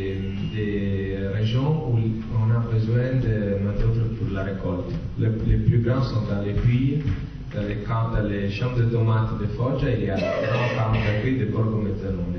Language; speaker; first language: French; non-native, fluent; Italian